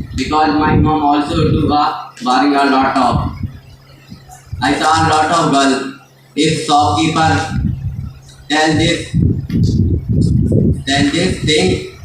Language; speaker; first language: English; non-native, learner; Hindi